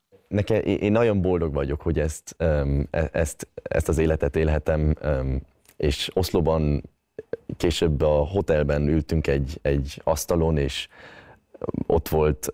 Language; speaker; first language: Hungarian; early bilingual, heritage; Hungarian